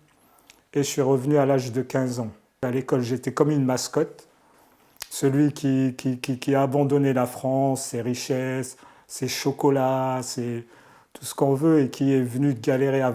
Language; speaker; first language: French; early bilingual, other home language; Arabic